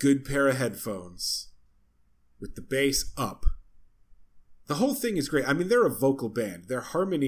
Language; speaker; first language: English; native; English